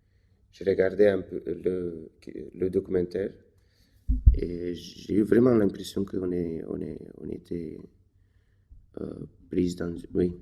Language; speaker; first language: French; non-native, fluent; Romanian